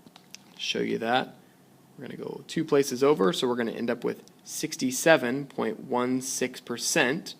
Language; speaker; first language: English; native; English